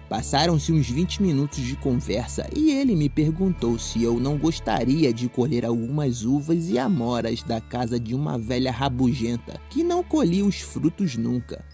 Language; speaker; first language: Portuguese; native; Portuguese